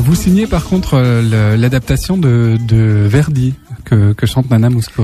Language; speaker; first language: French; native; French